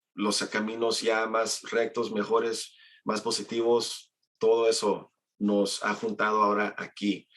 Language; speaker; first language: Spanish; early bilingual, heritage; Spanish